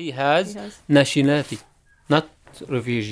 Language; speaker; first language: English; non-native, learner; Arabic